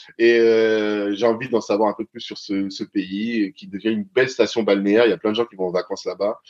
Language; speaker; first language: French; early bilingual, other home language; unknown